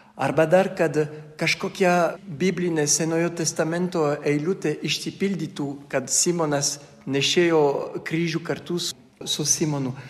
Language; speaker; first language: Lithuanian; non-native, fluent; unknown